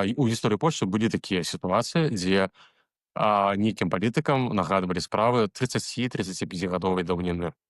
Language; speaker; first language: Belarusian; native; Belarusian